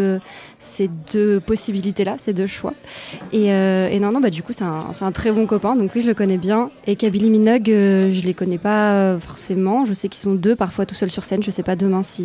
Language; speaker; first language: French; native; French